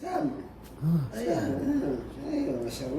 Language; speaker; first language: Arabic; native; Arabic